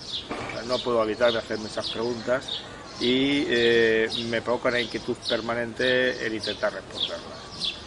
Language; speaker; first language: Spanish; native; Spanish